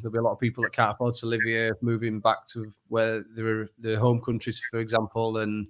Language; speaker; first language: English; native; English